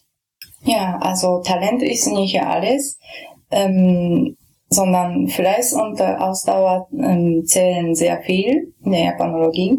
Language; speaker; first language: German; non-native, fluent; Japanese